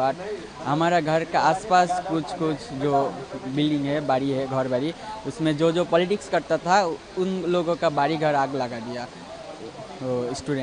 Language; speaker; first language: Hindi; non-native, learner; Bangla